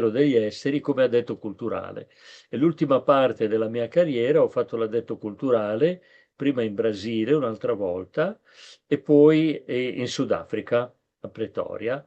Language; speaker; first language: Italian; native; Italian